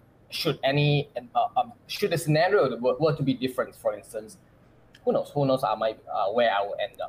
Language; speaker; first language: English; non-native, local second language; Chinese